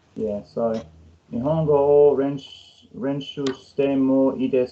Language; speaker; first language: Japanese; non-native, learner; English